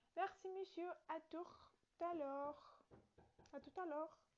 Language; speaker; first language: French; non-native, learner; Italian